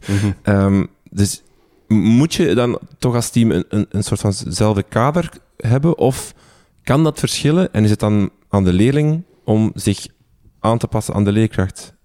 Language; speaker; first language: Dutch; native; Dutch